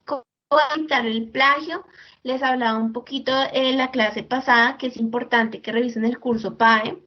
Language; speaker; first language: Spanish; native; Spanish